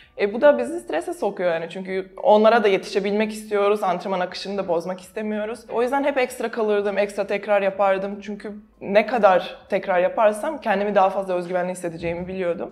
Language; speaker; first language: Turkish; non-native, fluent; Serbian